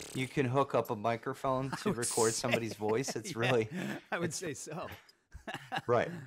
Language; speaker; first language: English; native; English